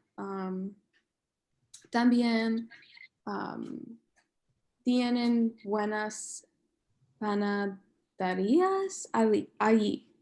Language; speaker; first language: Spanish; non-native, learner; English